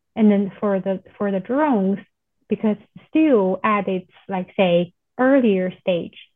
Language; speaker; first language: English; non-native, fluent; Chinese